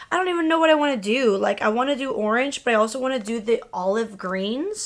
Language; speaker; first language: English; early bilingual, other home language; Spanish